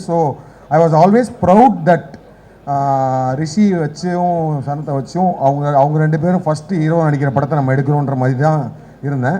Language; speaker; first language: Tamil; native; Tamil